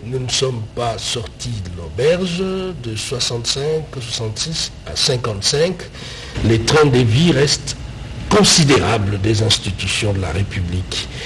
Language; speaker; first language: French; non-native, local second language; Lingala